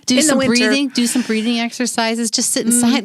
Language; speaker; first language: English; native; English